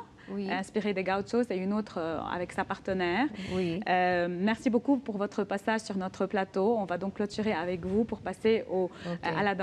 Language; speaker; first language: French; non-native, local second language; Arabic